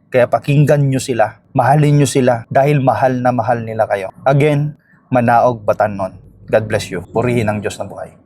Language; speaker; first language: Filipino; non-native, local second language; Iloko